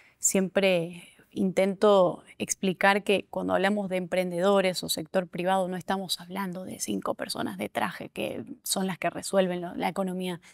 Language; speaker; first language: Spanish; native; Spanish